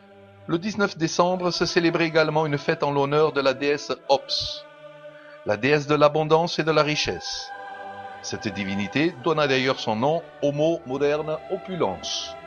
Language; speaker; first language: French; native; French